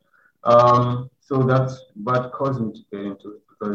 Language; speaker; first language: English; non-native, local second language; Xhosa